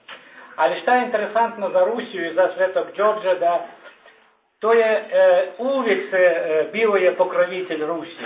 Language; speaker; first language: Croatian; non-native, learner; Russian